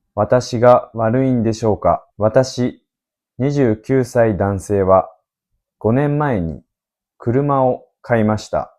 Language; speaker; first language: Japanese; native; Japanese